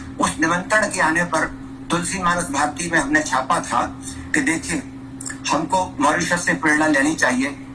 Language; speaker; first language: Hindi; native; Hindi